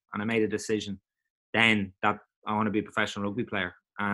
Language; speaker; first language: English; native; English